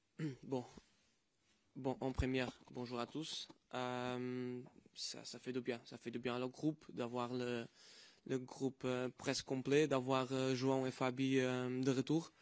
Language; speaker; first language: French; non-native, fluent; Portuguese